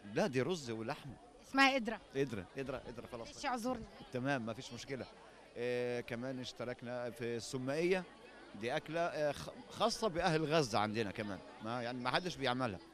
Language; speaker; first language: Arabic; native; Arabic